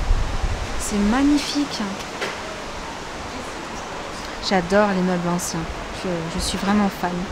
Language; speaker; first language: French; native; French